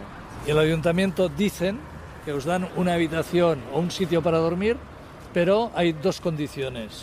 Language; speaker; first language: Spanish; native; Spanish